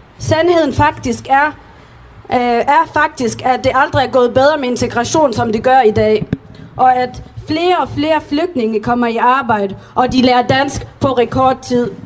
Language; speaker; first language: Danish; early bilingual, other home language; Arabic